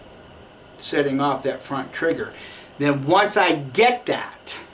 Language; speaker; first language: English; native; English